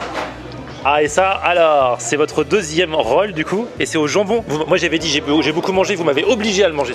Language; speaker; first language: French; native; French